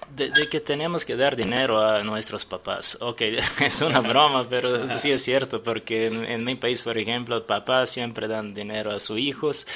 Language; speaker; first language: Spanish; non-native, fluent; Serbian